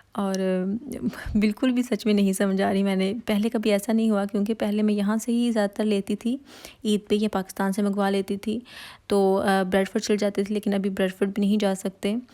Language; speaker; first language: Hindi; non-native, local second language; Punjabi